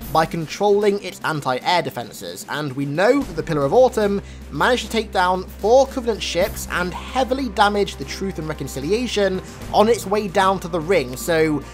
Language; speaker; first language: English; native; English